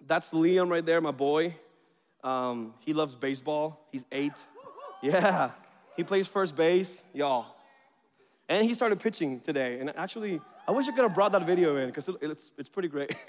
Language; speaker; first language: English; early bilingual, other home language; Spanish